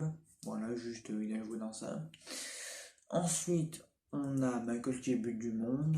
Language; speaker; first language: French; native; French